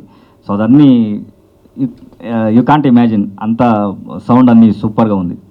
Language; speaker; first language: Telugu; non-native, learner; Kannada